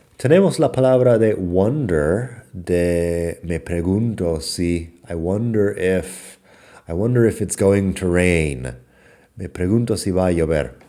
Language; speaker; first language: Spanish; non-native, fluent; English